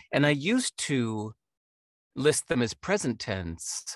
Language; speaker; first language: English; native; English